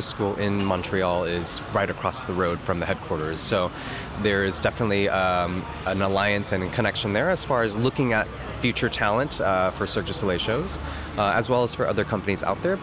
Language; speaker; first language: English; native; English